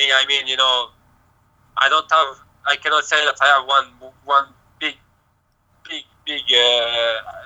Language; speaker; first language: English; non-native, learner; French